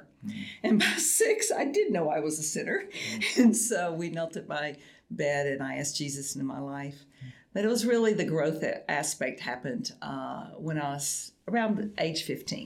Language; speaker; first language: English; native; English